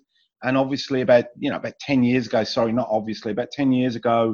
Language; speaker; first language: English; native; English